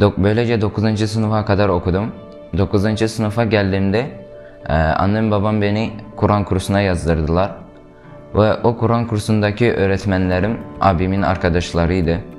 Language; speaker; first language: Turkish; non-native, fluent; Uyghur